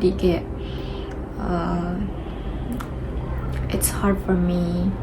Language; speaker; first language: English; non-native, learner; Indonesian